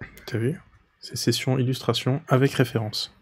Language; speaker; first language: French; native; French